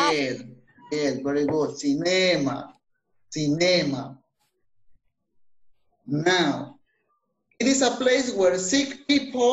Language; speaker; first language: English; non-native, fluent; Spanish